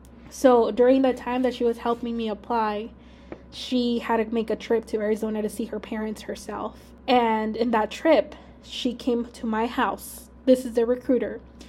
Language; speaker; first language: English; early bilingual, other home language; Spanish